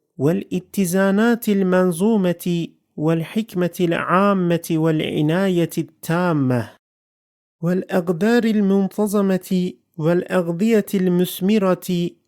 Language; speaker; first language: Arabic; non-native, fluent; Turkish